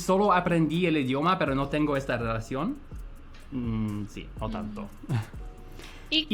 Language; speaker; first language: Spanish; non-native, fluent; English